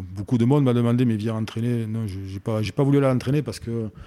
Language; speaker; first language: French; native; French